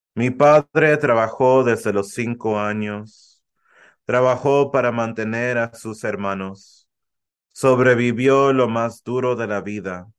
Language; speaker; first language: Spanish; early bilingual, heritage; Spanish